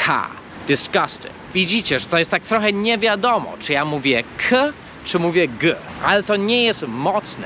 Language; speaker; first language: Polish; non-native, fluent; English